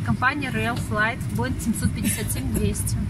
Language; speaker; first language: Russian; native; Russian